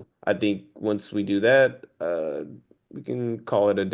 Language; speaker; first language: English; native; English